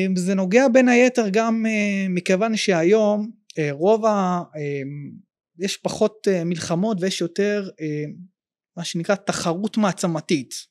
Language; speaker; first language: Hebrew; native; Hebrew